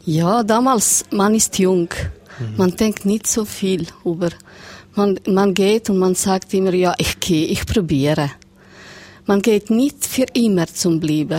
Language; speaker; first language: German; non-native, learner; Serbian